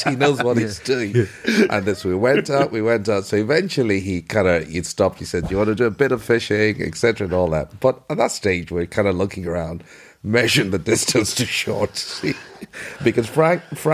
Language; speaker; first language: English; non-native, local second language; Igbo